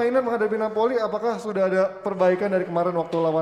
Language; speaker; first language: Indonesian; native; Indonesian